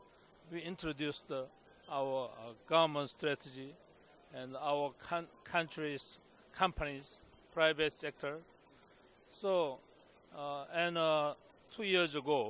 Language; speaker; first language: English; non-native, fluent; Korean